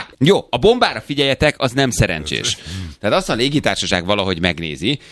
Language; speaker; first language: Hungarian; native; Hungarian